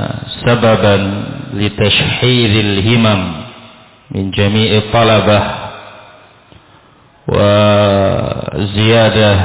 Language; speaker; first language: Arabic; non-native, fluent; Indonesian